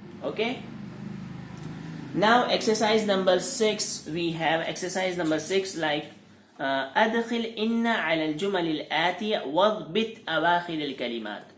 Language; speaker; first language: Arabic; non-native, fluent; Urdu